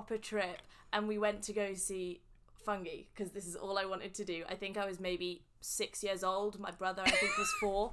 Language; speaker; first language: English; native; English